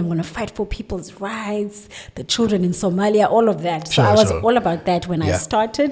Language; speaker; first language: English; non-native, local second language; Xhosa